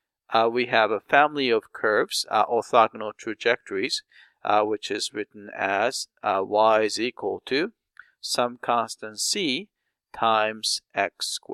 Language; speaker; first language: English; non-native, fluent; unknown